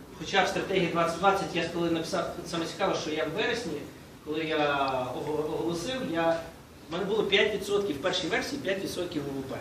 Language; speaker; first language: Ukrainian; native; Ukrainian